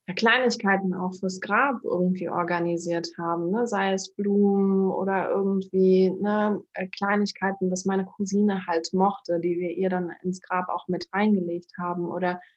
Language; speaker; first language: German; early bilingual, other home language; Turkish